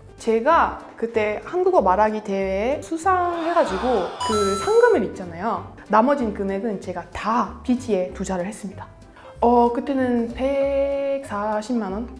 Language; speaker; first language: Korean; non-native, fluent; French